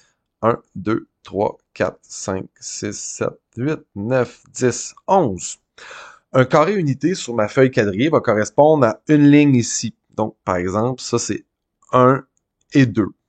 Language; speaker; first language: French; native; French